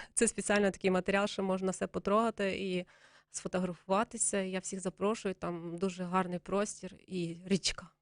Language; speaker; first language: Ukrainian; native; Ukrainian